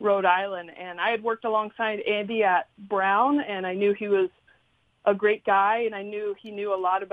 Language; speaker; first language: English; native; English